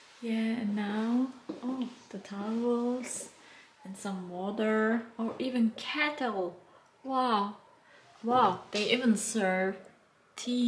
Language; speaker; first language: English; non-native, fluent; Chinese